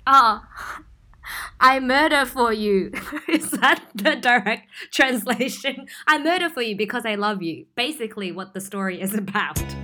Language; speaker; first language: English; early bilingual, other home language; Chinese